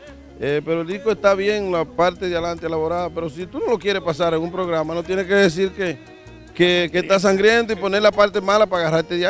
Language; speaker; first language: Spanish; native; Spanish